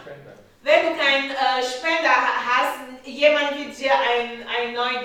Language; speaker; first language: German; non-native, learner; French